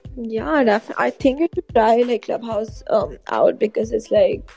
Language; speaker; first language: English; non-native, local second language; Hindi